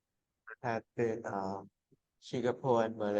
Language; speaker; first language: English; non-native, learner; Vietnamese